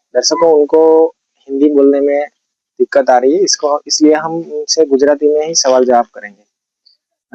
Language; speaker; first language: Hindi; non-native, local second language; Gujarati